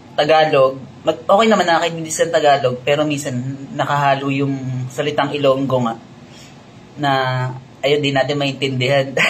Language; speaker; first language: Filipino; native; Filipino